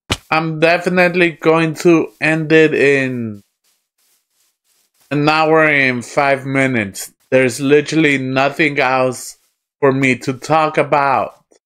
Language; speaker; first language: English; early bilingual, other home language; Spanish